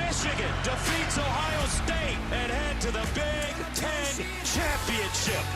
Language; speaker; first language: English; native; English